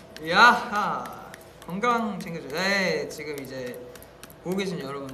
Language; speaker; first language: Korean; native; Korean